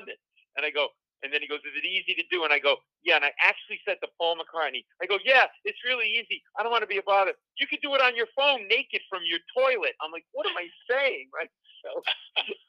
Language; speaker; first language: English; native; English